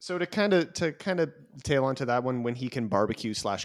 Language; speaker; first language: English; native; English